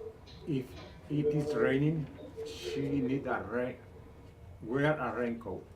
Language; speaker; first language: English; non-native, learner; Spanish